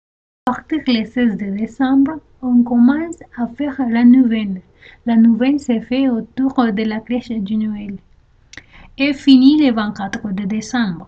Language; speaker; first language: French; non-native, learner; Spanish